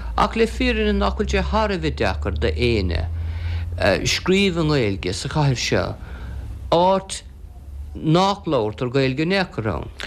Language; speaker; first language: Irish; non-native, local second language; English